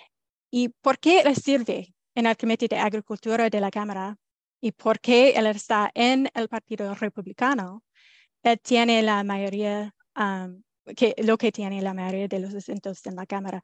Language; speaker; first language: Spanish; non-native, fluent; English